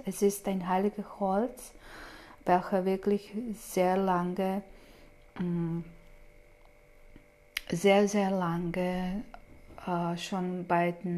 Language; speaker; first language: German; non-native, fluent; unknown